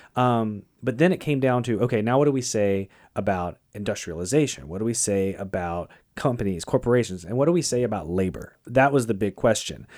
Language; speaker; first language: English; native; English